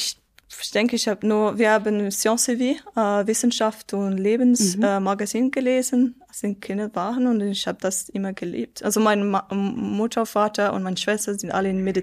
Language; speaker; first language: German; non-native, local second language; French